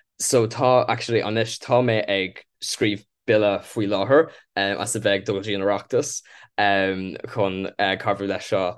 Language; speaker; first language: Irish; non-native, local second language; English